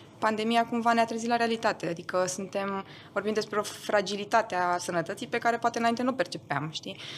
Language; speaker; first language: Romanian; non-native, local second language; German